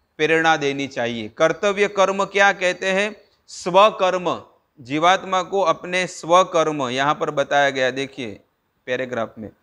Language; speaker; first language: Hindi; non-native, local second language; Gujarati